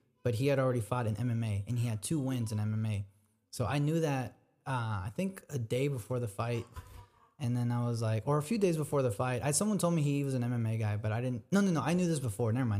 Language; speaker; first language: English; early bilingual, other home language; Spanish